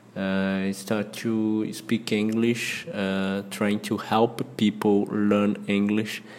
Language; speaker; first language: English; non-native, fluent; Portuguese